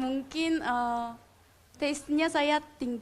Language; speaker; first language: Indonesian; non-native, fluent; Korean